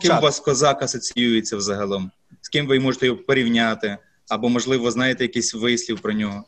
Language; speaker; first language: Ukrainian; native; Ukrainian